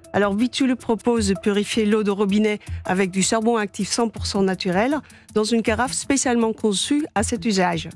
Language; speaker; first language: French; non-native, fluent; Dutch